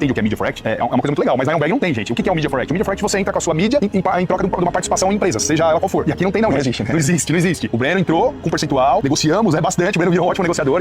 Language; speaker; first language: Portuguese; native; Portuguese